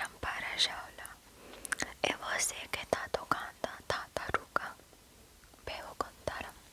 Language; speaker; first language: Portuguese; non-native, learner; English